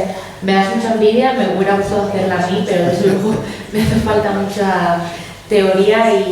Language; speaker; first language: Spanish; native; Spanish